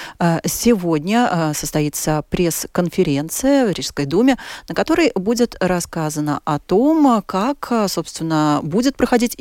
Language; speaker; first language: Russian; native; Russian